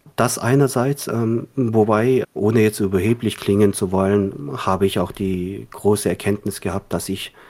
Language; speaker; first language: German; early bilingual, other home language; Korean